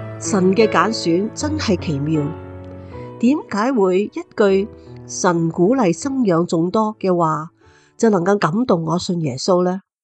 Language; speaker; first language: Chinese; non-native, local second language; Cantonese